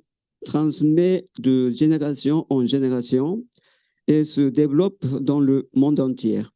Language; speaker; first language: French; non-native, fluent; Japanese